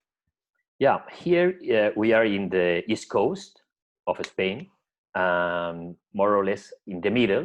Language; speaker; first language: English; non-native, learner; Spanish